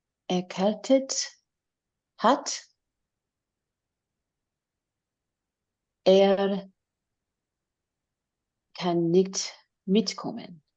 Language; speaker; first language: German; non-native, learner; English